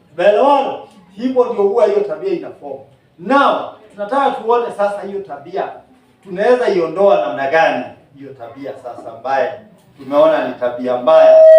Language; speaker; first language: Swahili; non-native, local second language; Kikuyu